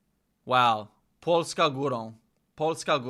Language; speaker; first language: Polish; non-native, learner; English